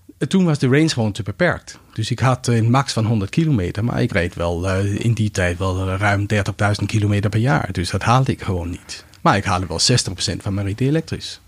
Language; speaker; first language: Dutch; non-native, fluent; Danish